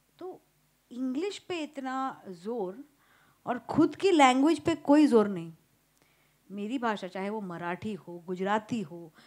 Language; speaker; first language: Hindi; native; Hindi